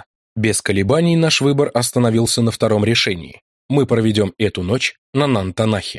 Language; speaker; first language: Russian; native; Russian